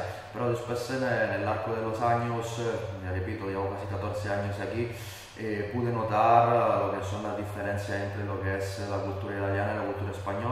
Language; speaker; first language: Spanish; non-native, fluent; Italian